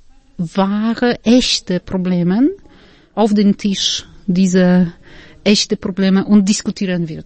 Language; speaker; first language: German; non-native, fluent; Polish